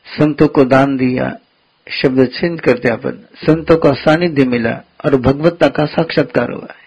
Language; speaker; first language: Hindi; non-native, local second language; Gujarati